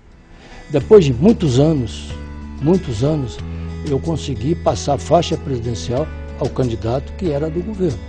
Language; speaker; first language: Portuguese; native; Portuguese